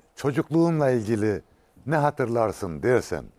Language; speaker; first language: Turkish; native; Turkish